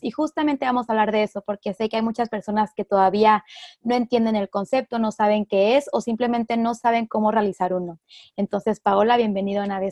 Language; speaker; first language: Spanish; native; Spanish